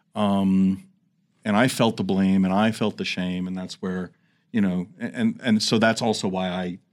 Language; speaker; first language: English; native; English